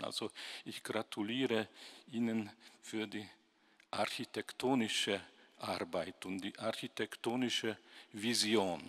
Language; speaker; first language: German; non-native, fluent; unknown